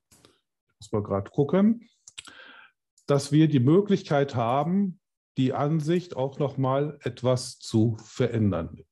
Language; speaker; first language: German; native; German